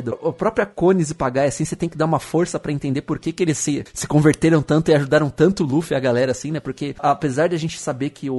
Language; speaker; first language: Portuguese; native; Portuguese